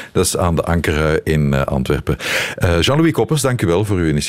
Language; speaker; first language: Dutch; native; Dutch